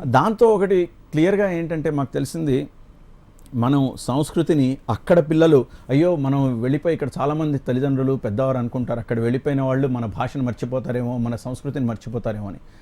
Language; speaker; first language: Telugu; native; Telugu